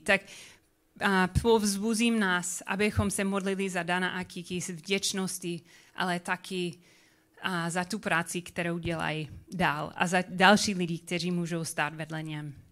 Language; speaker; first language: Czech; non-native, learner; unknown